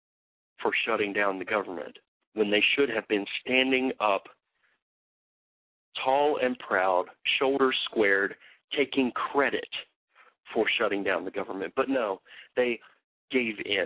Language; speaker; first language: English; native; English